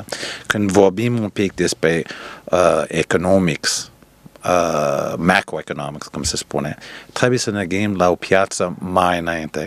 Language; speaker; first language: Romanian; early bilingual, heritage; Romanian